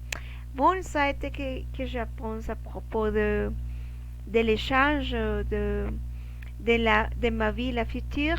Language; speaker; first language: French; non-native, learner; Spanish